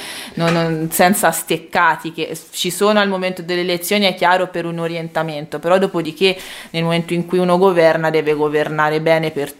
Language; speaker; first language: Italian; native; Italian